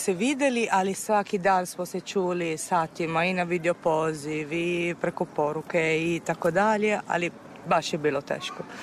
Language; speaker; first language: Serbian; non-native, fluent; Italian